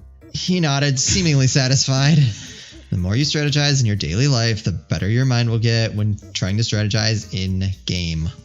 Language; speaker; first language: English; native; English